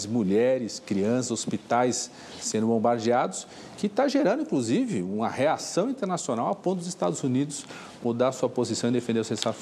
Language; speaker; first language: Portuguese; native; Portuguese